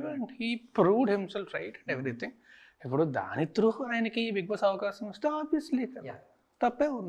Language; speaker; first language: Telugu; native; Telugu